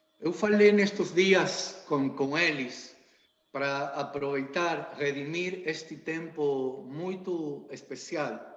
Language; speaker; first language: Portuguese; non-native, learner; Spanish